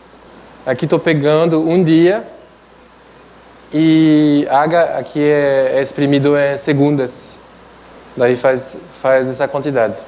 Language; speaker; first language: Portuguese; non-native, fluent; French